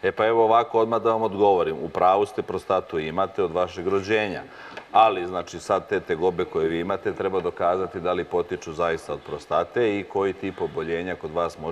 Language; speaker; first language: Croatian; native; Croatian